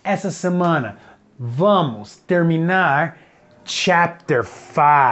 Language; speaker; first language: Portuguese; non-native, fluent; English